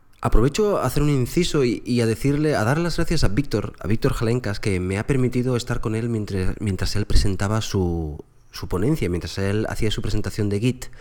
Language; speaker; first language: Spanish; native; Spanish